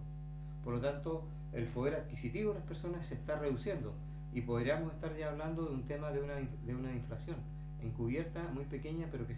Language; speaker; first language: Spanish; native; Spanish